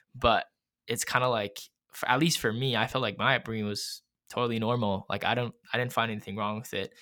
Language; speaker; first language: English; native; English